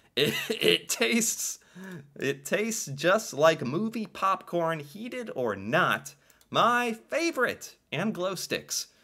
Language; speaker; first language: English; native; English